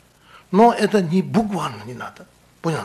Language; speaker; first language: Russian; non-native, learner; Tibetan